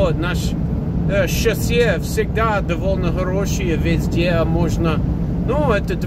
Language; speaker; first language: Russian; non-native, fluent; English